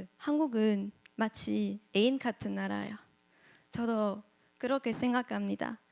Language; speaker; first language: Korean; non-native, learner; French